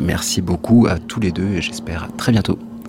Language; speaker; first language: French; native; French